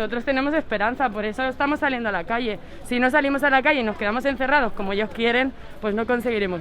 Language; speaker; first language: Spanish; native; Spanish